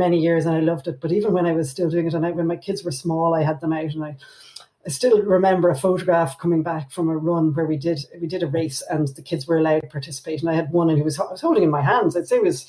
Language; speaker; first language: English; native; English